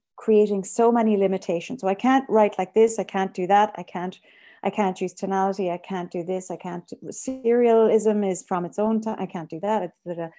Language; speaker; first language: English; native; English